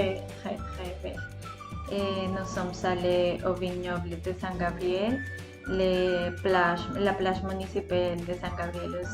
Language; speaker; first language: French; non-native, fluent; Spanish